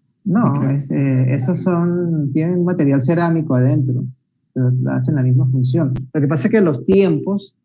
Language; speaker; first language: Spanish; native; Spanish